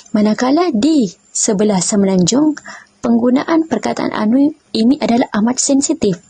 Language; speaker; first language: Malay; native; Malay